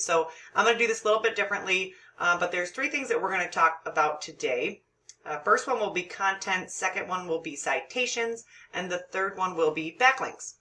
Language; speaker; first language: English; native; English